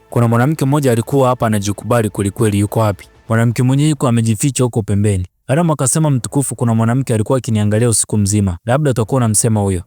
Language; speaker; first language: Swahili; native; Swahili